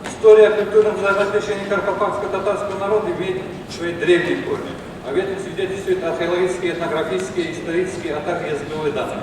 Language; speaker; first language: Russian; non-native, local second language; Kara-Kalpak